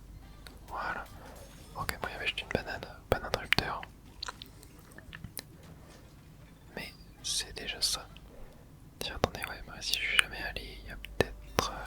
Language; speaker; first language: French; native; French